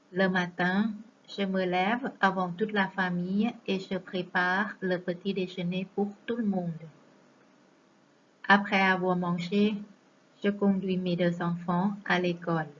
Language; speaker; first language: French; non-native, fluent; Thai